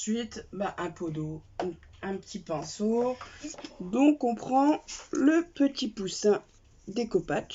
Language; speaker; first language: French; native; French